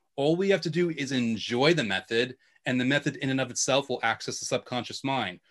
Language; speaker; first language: English; native; English